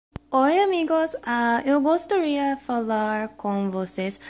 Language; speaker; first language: Portuguese; non-native, learner; English